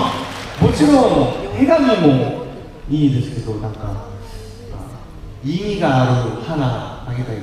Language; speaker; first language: Japanese; non-native, learner; Korean